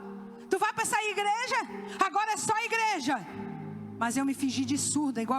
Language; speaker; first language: Portuguese; native; Portuguese